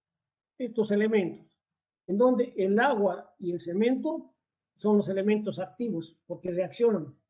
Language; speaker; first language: Spanish; native; Spanish